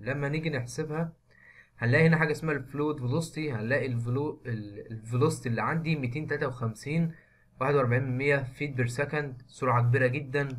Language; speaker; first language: Arabic; native; Arabic